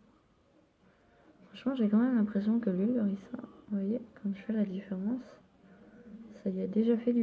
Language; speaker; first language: French; native; French